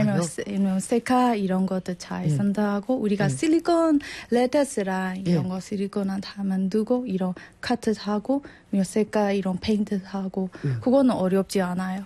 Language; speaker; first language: Korean; non-native, learner; Burmese